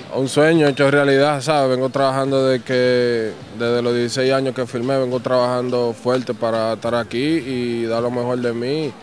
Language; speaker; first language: Spanish; native; Spanish